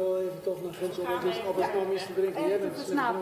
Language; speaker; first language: Dutch; native; Dutch